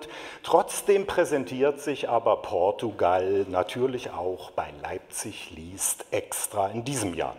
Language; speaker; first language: German; native; German